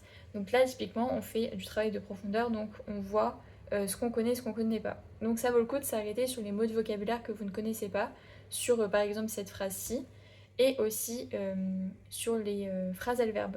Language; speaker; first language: French; native; French